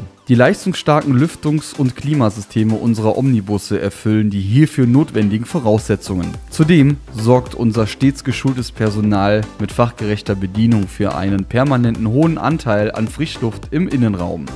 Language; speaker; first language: German; native; German